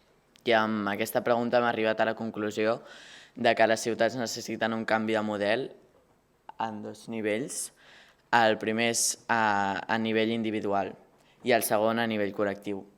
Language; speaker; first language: Catalan; native; Catalan